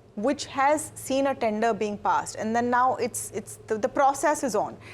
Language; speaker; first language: English; non-native, local second language; Hindi